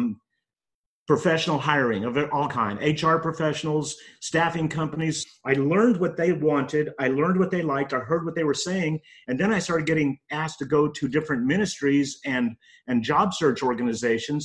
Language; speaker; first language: English; native; English